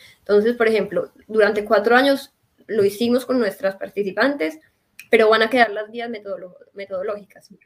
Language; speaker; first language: Spanish; native; Spanish